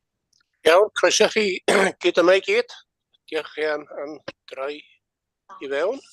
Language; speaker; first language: Welsh; native; Welsh